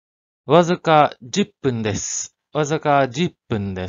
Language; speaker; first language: Japanese; non-native, learner; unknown